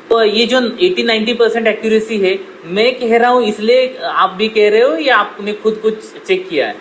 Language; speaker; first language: Hindi; non-native, local second language; Marathi